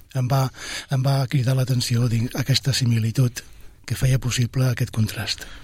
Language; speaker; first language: Catalan; non-native, local second language; Spanish